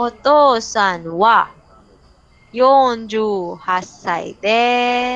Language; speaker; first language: Japanese; non-native, fluent; Filipino